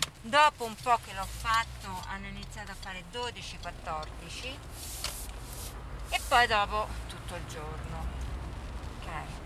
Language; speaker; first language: Italian; native; Italian